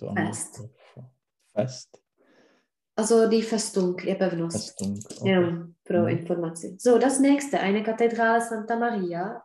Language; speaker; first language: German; non-native, fluent; Czech